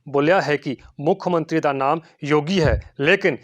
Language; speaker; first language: Hindi; non-native, local second language; Punjabi